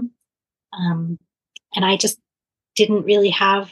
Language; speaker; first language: English; native; English